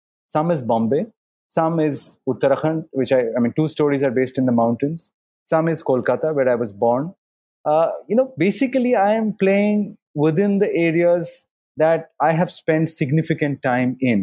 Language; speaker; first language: English; non-native, local second language; Bangla